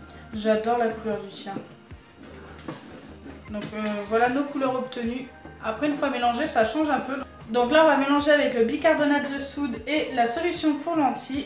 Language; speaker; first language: French; native; French